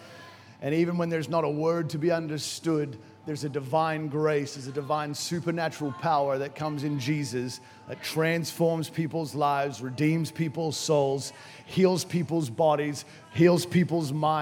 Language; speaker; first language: English; native; English